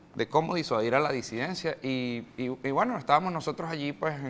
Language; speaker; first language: Spanish; native; Spanish